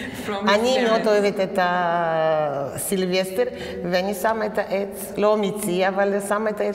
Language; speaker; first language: Hebrew; non-native, fluent; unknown